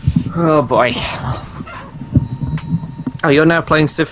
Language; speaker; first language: English; native; English